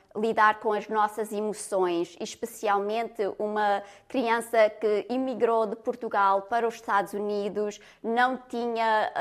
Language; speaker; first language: Portuguese; early bilingual, other home language; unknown